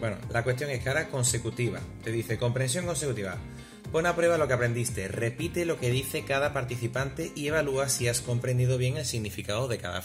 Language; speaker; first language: Spanish; native; Spanish